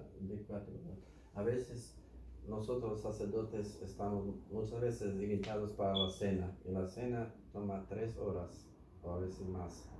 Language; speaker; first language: Spanish; non-native, fluent; Slovak